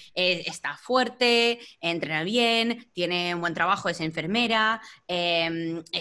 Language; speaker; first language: Spanish; non-native, fluent; English